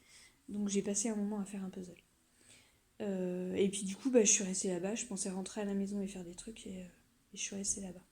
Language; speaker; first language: French; native; French